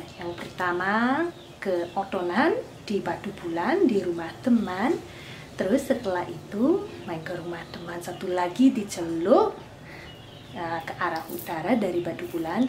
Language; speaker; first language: Indonesian; non-native, fluent; English